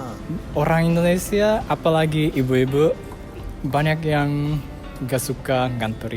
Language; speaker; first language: Indonesian; non-native, fluent; Japanese